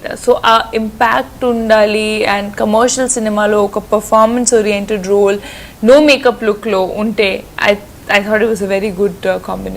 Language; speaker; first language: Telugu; non-native, fluent; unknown